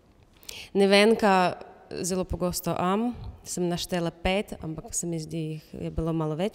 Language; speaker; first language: Slovenian; non-native, fluent; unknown